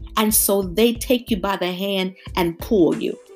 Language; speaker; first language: English; native; English